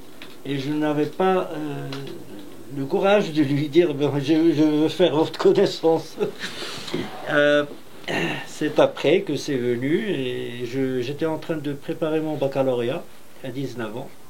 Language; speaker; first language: French; non-native, local second language; Arabic